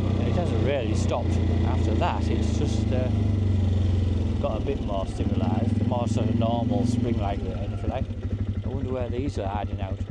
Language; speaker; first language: English; native; English